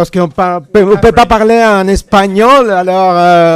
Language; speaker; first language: French; non-native, fluent; Spanish